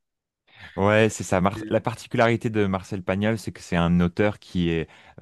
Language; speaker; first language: French; native; French